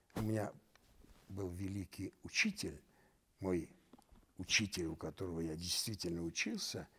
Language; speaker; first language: Russian; non-native, local second language; Armenian